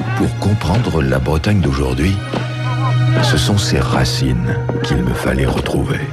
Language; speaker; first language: French; native; French